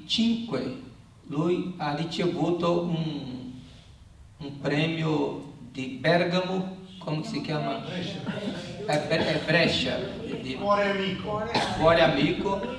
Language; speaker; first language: Italian; non-native, learner; Portuguese